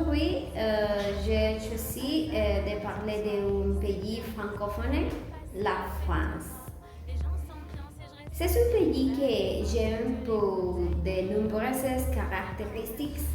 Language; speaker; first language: French; non-native, learner; Spanish